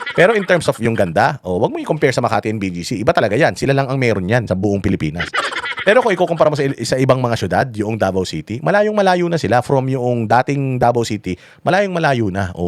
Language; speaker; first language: Filipino; non-native, local second language; Iloko